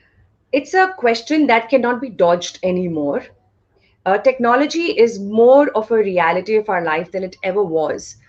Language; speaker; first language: English; non-native, local second language; Hindi